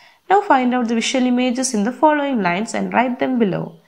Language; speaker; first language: English; non-native, local second language; Malayalam